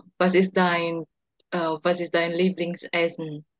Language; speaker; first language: German; non-native, learner; Indonesian